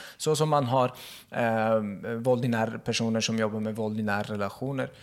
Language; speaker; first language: Swedish; early bilingual, other home language; Kurdish